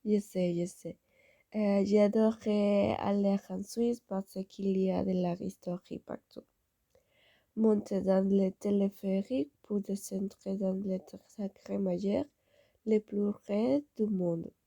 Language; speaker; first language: French; non-native, learner; Spanish